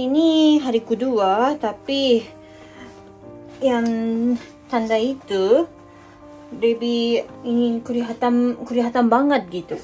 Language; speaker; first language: Indonesian; native; Indonesian